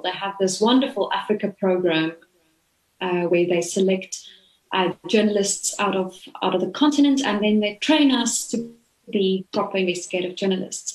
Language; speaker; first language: English; non-native, local second language; Afrikaans